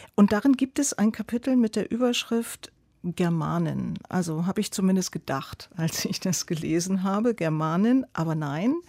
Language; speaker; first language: German; native; German